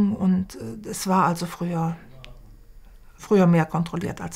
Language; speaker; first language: German; native; German